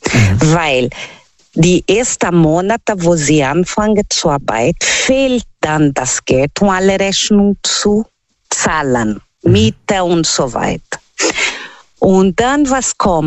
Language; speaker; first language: German; non-native, learner; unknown